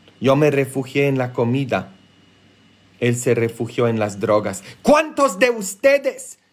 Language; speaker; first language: Spanish; non-native, fluent; Polish